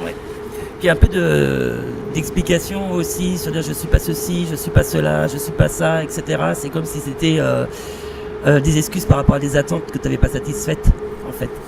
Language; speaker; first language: French; native; French